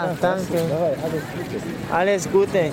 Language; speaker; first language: German; non-native, learner; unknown